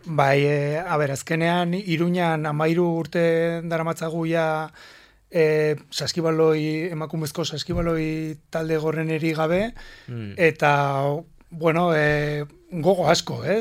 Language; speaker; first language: Basque; non-native, local second language; Spanish